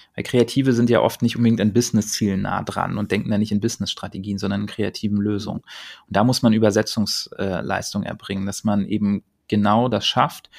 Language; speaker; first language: German; native; German